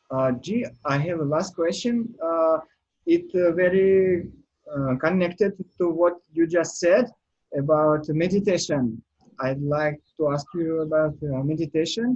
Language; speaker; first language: English; non-native, learner; Russian